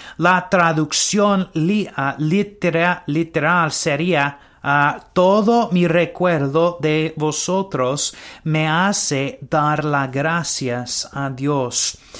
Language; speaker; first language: Spanish; non-native, learner; English